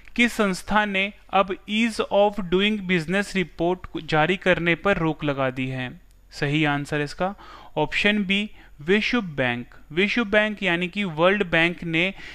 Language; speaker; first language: Hindi; non-native, local second language; Gujarati